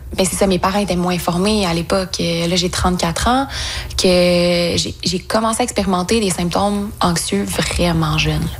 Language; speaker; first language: French; native; French